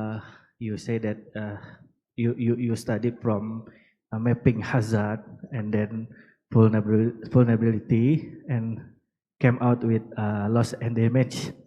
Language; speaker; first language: English; non-native, learner; Indonesian